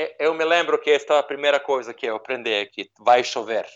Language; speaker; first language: Portuguese; non-native, learner; Serbian